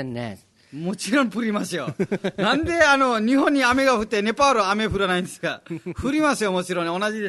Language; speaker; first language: Japanese; non-native, fluent; Nepali